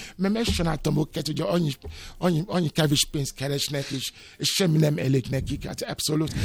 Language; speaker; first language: Hungarian; non-native, fluent; Yoruba